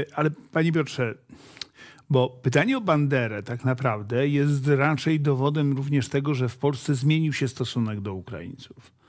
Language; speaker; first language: Polish; native; Polish